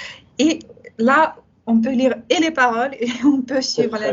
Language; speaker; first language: French; non-native, fluent; Russian